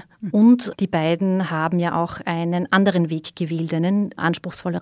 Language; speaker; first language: German; native; German